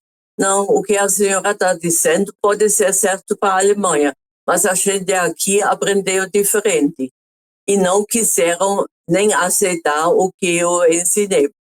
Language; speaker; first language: Portuguese; non-native, fluent; German